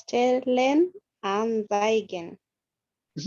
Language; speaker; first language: German; non-native, learner; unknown